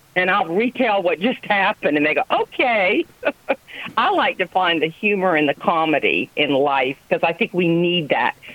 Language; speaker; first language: English; native; English